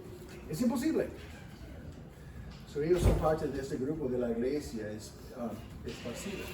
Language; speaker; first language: Spanish; non-native, fluent; English